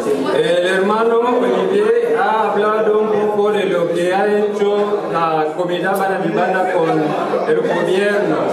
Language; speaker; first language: Spanish; non-native, learner; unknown